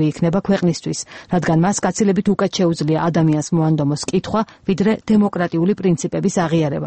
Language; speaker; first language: Georgian; native; Georgian